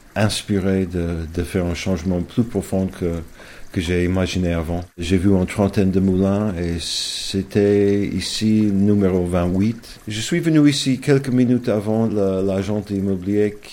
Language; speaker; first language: French; non-native, learner; English